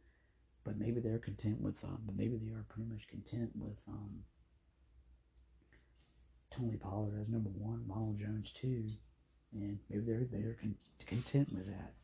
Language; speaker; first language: English; native; English